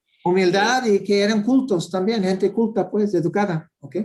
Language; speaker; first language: Spanish; non-native, fluent; English